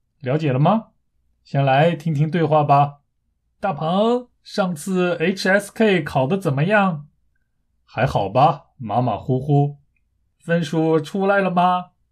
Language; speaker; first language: Chinese; native; Chinese